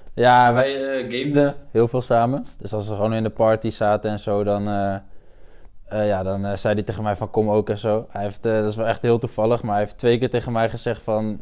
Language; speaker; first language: Dutch; native; Dutch